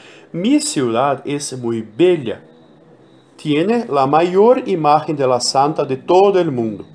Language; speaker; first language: Spanish; non-native, fluent; Portuguese